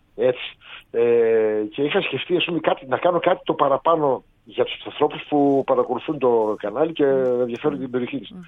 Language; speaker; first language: Greek; native; Greek